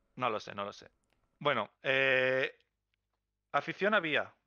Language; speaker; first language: Spanish; native; Spanish